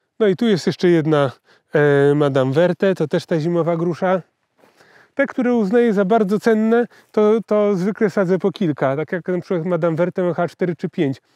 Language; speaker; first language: Polish; native; Polish